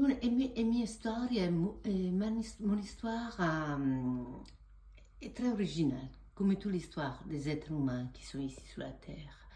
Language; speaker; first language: French; non-native, fluent; Italian